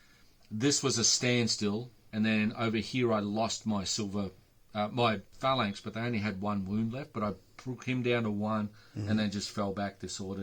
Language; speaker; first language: English; native; English